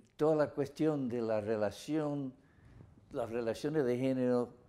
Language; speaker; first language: Spanish; non-native, fluent; English